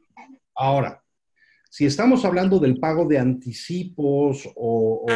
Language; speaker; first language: Spanish; native; Spanish